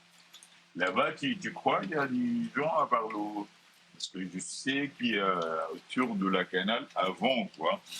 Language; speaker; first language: French; non-native, learner; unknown